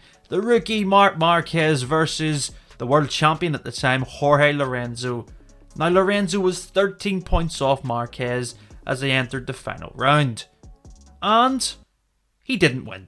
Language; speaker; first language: English; native; English